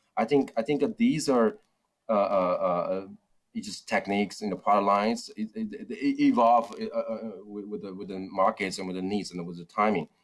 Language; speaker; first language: English; non-native, fluent; Chinese